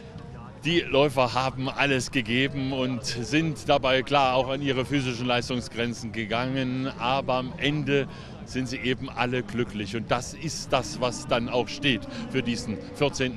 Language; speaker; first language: German; native; German